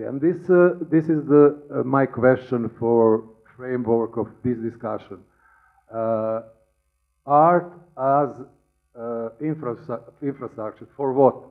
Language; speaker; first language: English; non-native, learner; Serbian